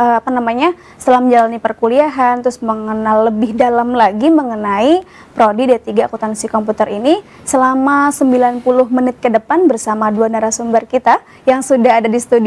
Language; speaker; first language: Indonesian; native; Indonesian